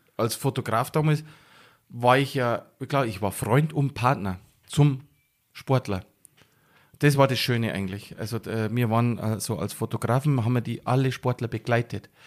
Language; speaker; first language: German; native; German